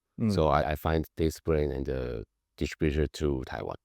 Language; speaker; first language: English; non-native, learner; Chinese